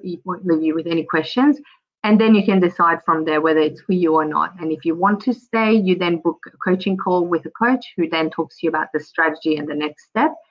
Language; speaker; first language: English; early bilingual, other home language; Persian